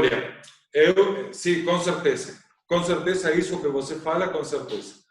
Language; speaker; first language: Portuguese; non-native, learner; Spanish